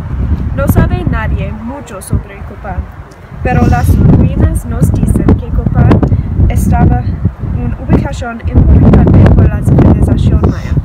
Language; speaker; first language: Spanish; non-native, learner; English